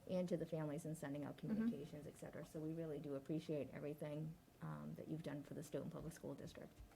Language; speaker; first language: English; native; English